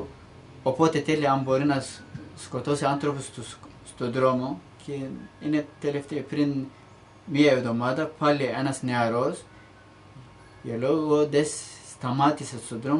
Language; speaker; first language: Greek; non-native, learner; Turkish